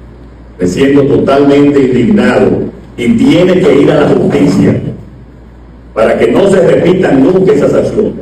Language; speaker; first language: Spanish; native; Spanish